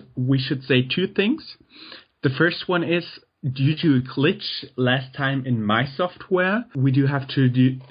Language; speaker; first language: English; non-native, fluent; German